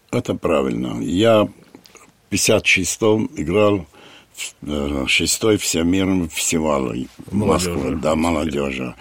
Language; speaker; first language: Russian; non-native, local second language; Armenian